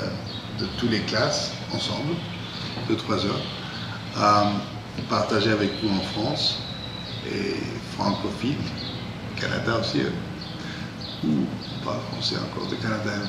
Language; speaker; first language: French; non-native, fluent; Spanish